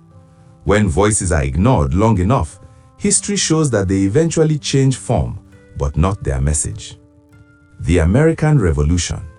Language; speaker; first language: English; non-native, local second language; Igbo